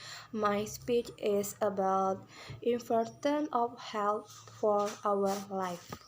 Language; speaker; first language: English; non-native, learner; Indonesian